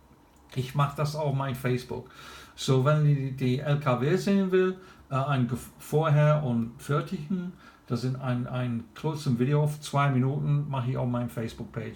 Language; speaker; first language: German; non-native, learner; English